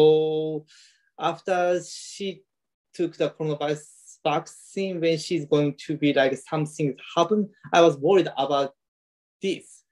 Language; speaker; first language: English; non-native, learner; Japanese